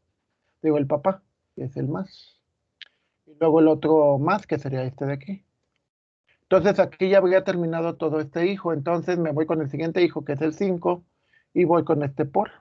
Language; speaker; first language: Spanish; native; Spanish